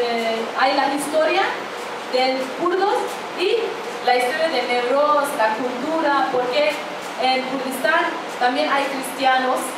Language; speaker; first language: Spanish; non-native, fluent; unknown